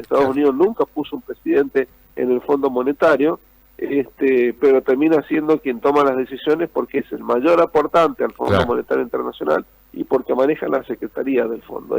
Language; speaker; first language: Spanish; native; Spanish